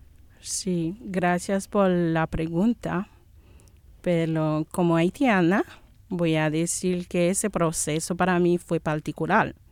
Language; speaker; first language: Spanish; non-native, fluent; Haitian Creole